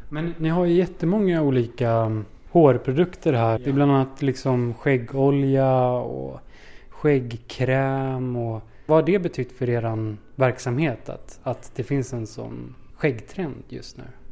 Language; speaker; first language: Swedish; native; Swedish